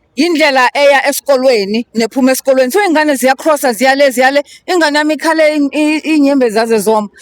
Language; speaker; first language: Zulu; native; Zulu